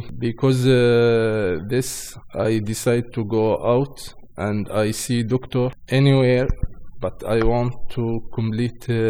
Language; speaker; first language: English; non-native, learner; Arabic